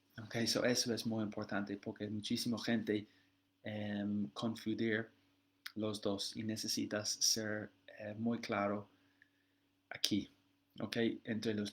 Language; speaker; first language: Spanish; non-native, learner; English